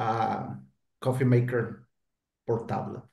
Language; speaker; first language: English; non-native, learner; Spanish